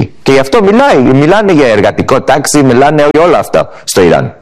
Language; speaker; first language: Greek; early bilingual, heritage; English